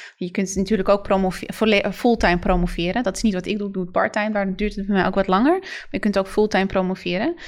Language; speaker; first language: Dutch; native; Dutch